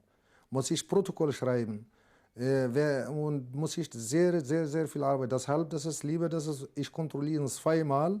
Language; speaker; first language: German; non-native, learner; Arabic